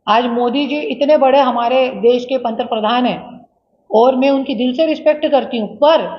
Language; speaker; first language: Hindi; non-native, local second language; Marathi